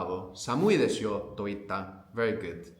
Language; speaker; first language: Japanese; non-native, fluent; English